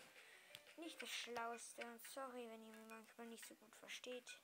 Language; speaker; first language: German; native; German